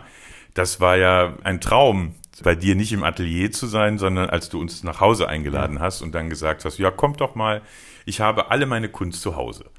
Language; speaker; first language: German; native; German